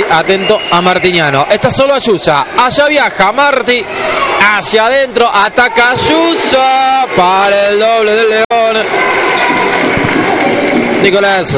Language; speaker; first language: Spanish; native; Spanish